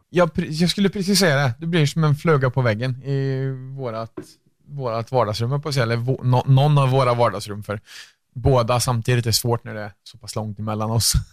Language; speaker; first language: Swedish; native; Swedish